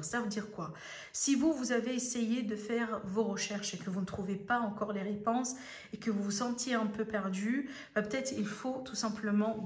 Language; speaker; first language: French; native; French